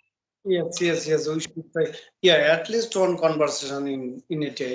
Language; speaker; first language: English; non-native, learner; Bangla